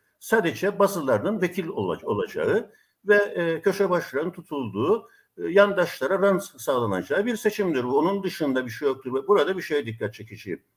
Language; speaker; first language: Turkish; native; Turkish